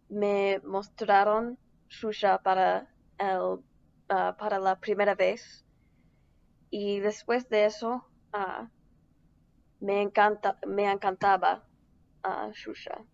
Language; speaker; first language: Spanish; non-native, learner; English